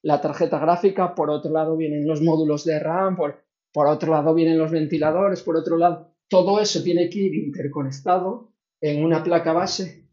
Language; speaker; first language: Spanish; native; Spanish